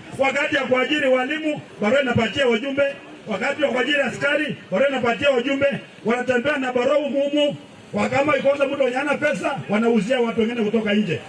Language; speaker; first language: Swahili; non-native, local second language; Luyia